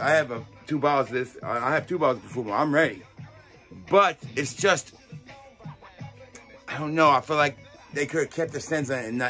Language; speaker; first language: English; native; English